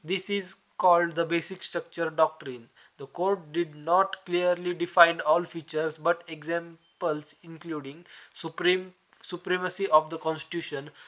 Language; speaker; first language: English; non-native, local second language; Marathi